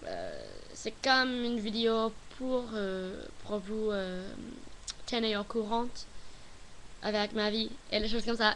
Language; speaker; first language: French; non-native, learner; English